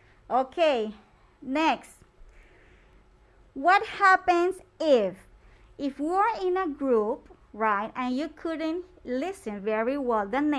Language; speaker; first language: English; non-native, fluent; Spanish